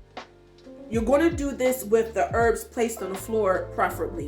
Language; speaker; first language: English; native; English